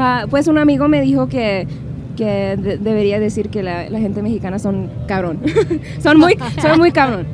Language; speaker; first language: Spanish; early bilingual, heritage; Spanish